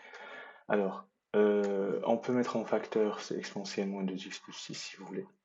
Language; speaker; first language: French; native; French